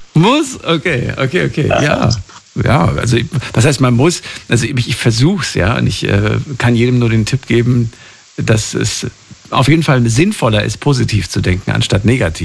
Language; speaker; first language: German; native; German